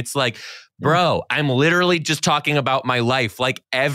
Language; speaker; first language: English; native; English